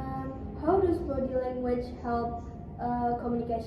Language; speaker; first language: English; non-native, learner; Indonesian